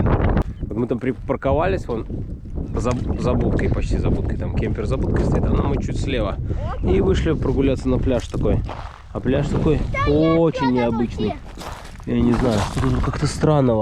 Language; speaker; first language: Russian; native; Russian